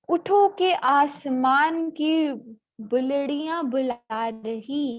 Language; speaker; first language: Hindi; non-native, local second language; Punjabi